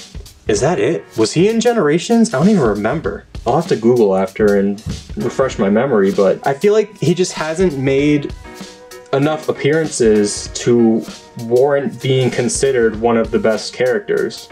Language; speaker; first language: English; native; English